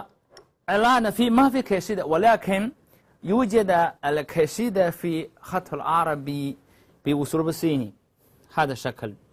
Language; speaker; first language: Arabic; non-native, learner; Chinese